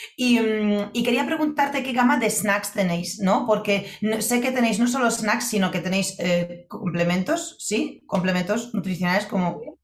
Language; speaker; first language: Spanish; non-native, fluent; Polish